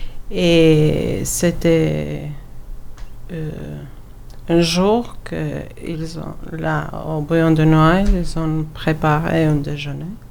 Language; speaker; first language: French; non-native, learner; Albanian